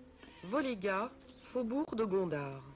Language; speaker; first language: French; native; French